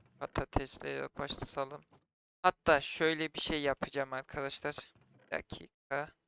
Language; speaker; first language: Turkish; native; Turkish